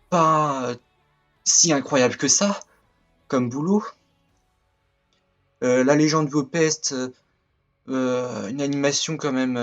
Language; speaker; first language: French; native; French